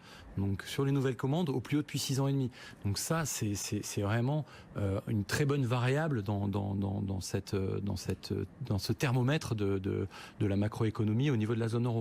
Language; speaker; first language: French; native; French